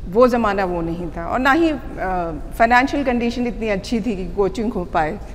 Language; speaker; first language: Hindi; native; Hindi